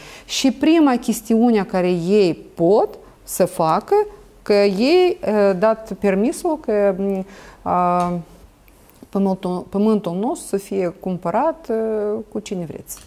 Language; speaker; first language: Romanian; non-native, local second language; Russian